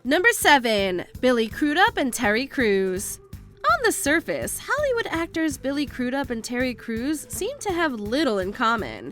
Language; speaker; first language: English; native; English